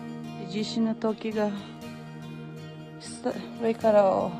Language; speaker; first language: Japanese; non-native, learner; Filipino